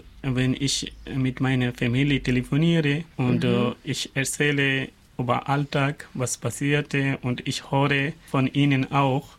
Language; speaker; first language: German; non-native, learner; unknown